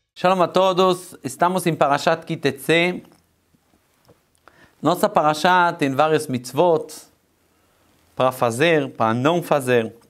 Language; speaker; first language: Portuguese; non-native, fluent; Hebrew